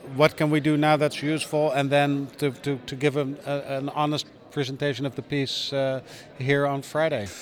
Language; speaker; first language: English; non-native, fluent; Dutch